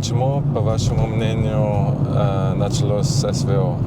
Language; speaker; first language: Russian; non-native, fluent; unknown